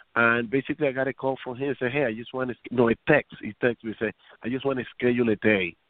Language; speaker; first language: English; non-native, fluent; Spanish